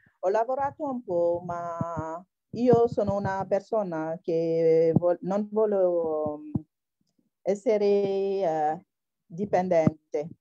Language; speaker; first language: Italian; non-native, learner; Wolof